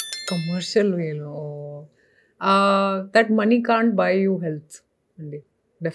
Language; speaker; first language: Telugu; non-native, local second language; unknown